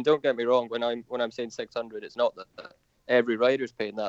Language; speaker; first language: English; native; English